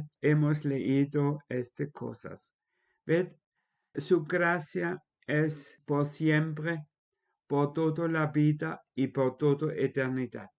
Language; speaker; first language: Spanish; non-native, fluent; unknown